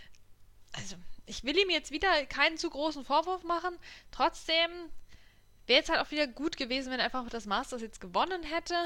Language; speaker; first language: German; native; German